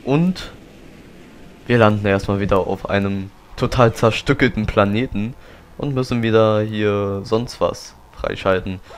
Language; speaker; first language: German; native; German